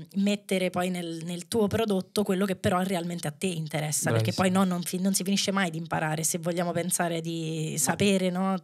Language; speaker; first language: Italian; native; Italian